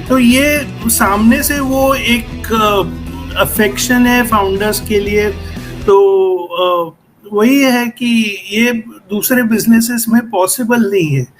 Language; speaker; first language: Hindi; native; Hindi